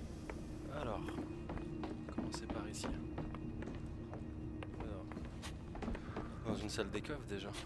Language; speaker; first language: French; native; French